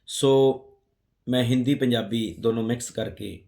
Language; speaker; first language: Hindi; non-native, local second language; Punjabi